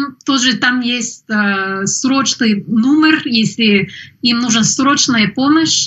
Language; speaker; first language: Russian; non-native, fluent; English